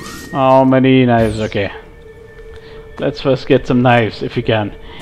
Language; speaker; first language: English; non-native, local second language; Hindi